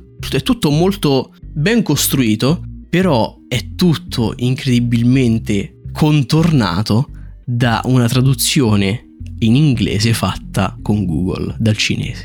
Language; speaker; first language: Italian; native; Italian